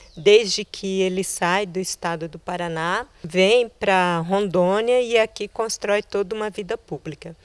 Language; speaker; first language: Portuguese; native; Portuguese